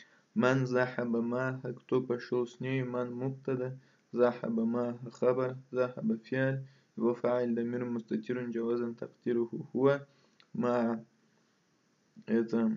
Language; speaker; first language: Arabic; non-native, fluent; Russian